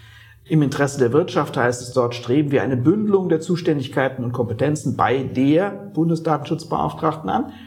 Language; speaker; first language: German; native; German